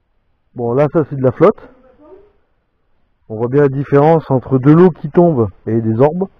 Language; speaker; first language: French; native; French